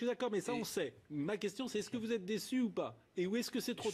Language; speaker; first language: French; native; French